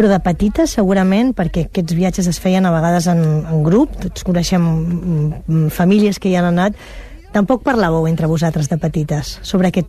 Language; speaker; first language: Catalan; native; Catalan